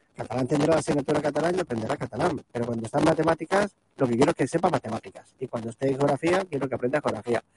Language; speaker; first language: Spanish; native; Spanish